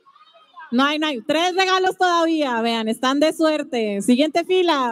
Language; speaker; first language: Spanish; native; Spanish